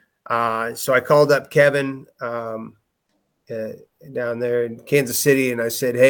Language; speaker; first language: English; native; English